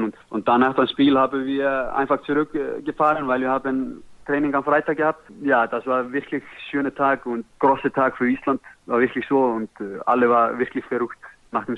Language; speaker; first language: German; non-native, learner; Icelandic